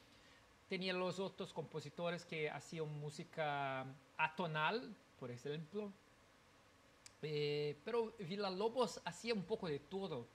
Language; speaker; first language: Spanish; non-native, learner; Portuguese